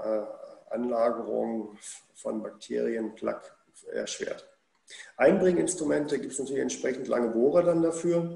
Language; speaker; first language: German; native; German